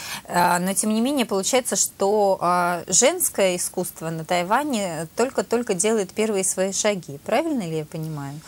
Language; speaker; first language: Russian; native; Russian